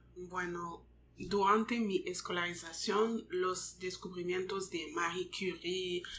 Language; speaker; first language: Spanish; non-native, fluent; French